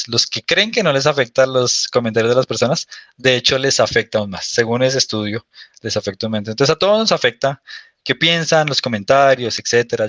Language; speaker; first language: Spanish; native; Spanish